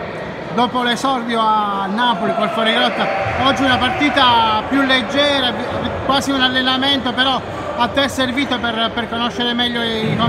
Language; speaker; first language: Italian; native; Italian